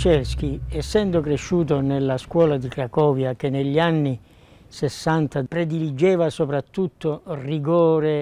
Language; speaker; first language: Italian; native; Italian